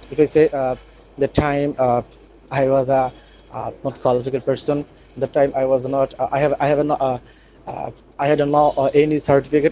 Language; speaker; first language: English; non-native, learner; Bangla